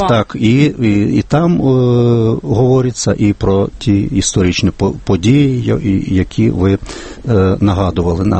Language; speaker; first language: Ukrainian; non-native, fluent; Lithuanian